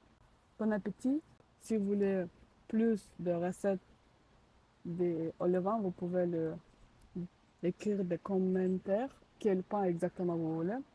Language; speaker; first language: French; non-native, learner; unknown